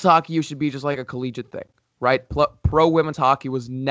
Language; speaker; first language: English; native; English